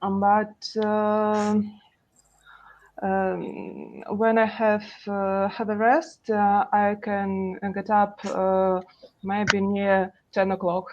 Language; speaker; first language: English; non-native, learner; Russian